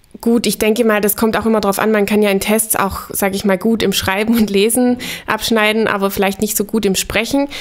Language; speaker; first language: German; native; German